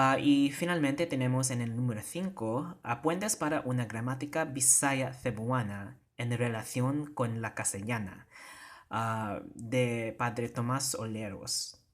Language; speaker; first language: Spanish; non-native, learner; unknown